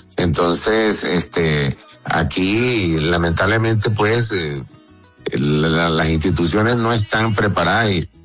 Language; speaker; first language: Spanish; native; Spanish